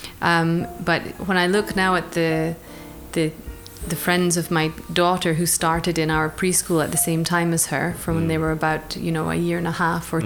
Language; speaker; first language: English; native; English